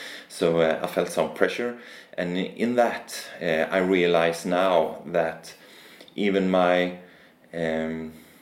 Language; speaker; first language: English; non-native, fluent; Swedish